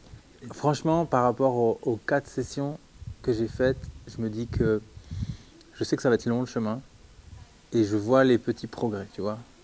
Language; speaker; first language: French; native; French